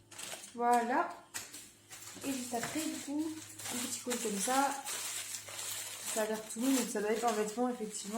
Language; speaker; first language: French; native; French